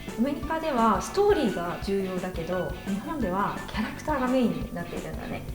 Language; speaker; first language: Japanese; native; Japanese